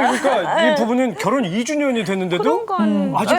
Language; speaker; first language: Korean; native; Korean